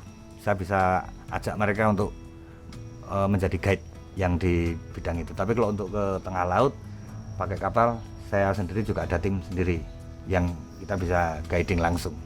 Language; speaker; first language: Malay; non-native, local second language; Javanese